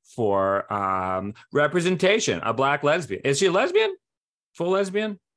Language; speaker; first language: English; native; English